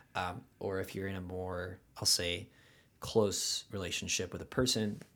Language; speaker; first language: English; native; English